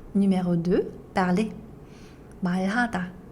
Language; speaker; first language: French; non-native, fluent; Korean